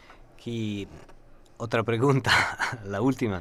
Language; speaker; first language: Spanish; non-native, fluent; Italian